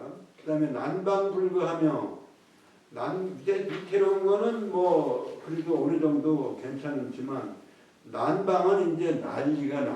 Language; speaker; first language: Korean; native; Korean